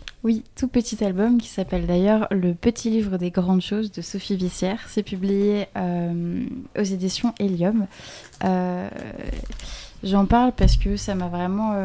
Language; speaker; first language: French; native; French